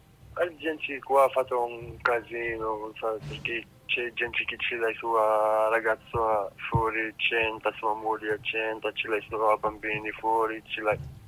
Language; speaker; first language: Italian; non-native, learner; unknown